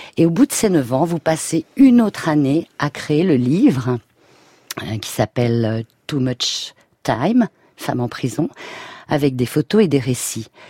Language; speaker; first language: French; native; French